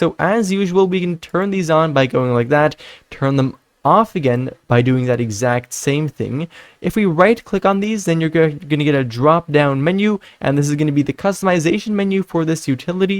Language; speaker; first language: English; non-native, fluent; Dutch